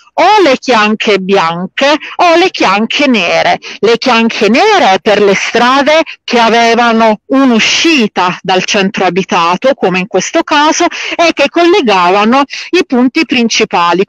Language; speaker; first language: Italian; native; Italian